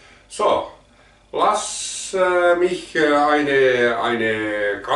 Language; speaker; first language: German; non-native, learner; Finnish